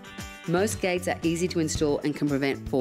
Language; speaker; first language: English; native; English